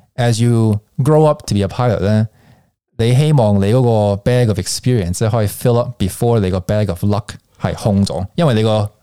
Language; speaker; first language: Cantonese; early bilingual, heritage; Cantonese